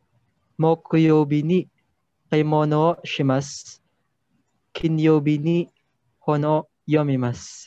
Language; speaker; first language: Japanese; non-native, learner; Filipino